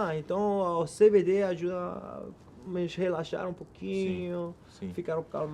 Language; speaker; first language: Portuguese; non-native, learner; Spanish